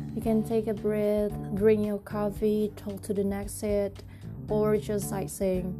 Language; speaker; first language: English; non-native, learner; Indonesian